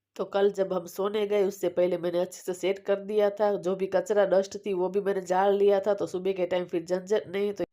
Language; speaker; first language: Hindi; non-native, local second language; Gujarati